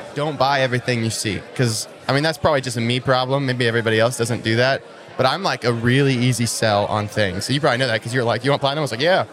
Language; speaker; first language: English; native; English